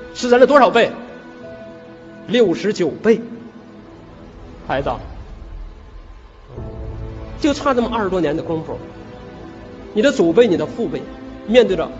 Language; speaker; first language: Chinese; native; Chinese